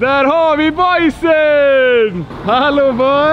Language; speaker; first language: Swedish; native; Swedish